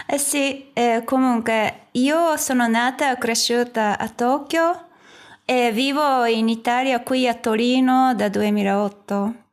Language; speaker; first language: Italian; non-native, fluent; Japanese